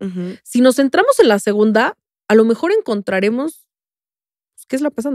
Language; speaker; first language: Spanish; native; Spanish